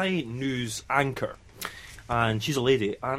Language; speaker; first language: English; native; English